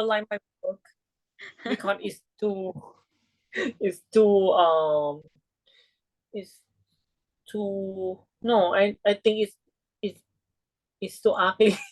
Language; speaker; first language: English; non-native, learner; Thai